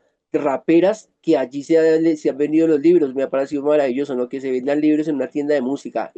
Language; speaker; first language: Spanish; native; Spanish